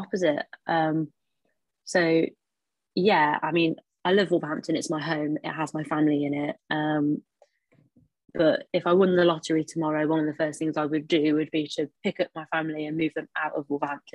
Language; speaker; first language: English; native; English